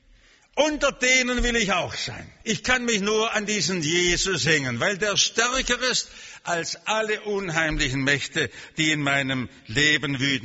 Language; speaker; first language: German; native; German